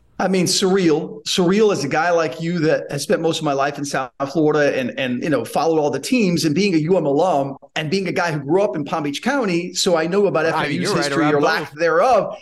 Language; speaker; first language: English; native; English